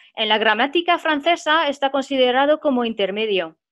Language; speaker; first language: Spanish; non-native, fluent; French